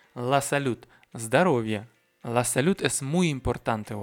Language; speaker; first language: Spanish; non-native, learner; Russian